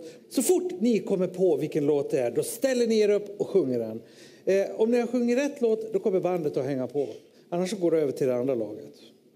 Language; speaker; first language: Swedish; native; Swedish